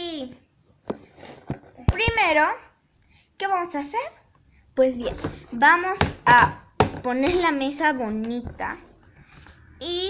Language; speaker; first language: Spanish; native; Spanish